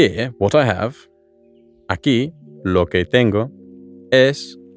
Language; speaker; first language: Spanish; non-native, learner; English